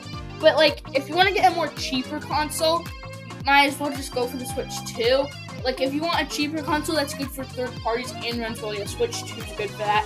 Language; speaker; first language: English; native; English